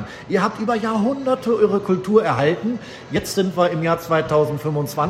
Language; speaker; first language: German; native; German